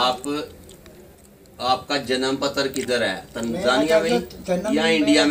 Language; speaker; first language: Hindi; native; Hindi